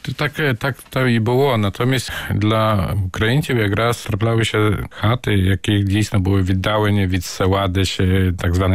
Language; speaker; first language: Polish; non-native, local second language; Ukrainian